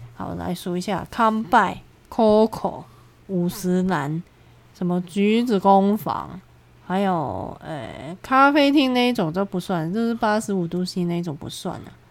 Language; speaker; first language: Chinese; non-native, local second language; Cantonese